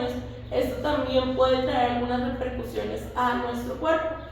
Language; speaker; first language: Spanish; native; Spanish